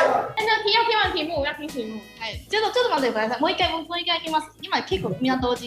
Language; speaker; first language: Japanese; non-native, fluent; Chinese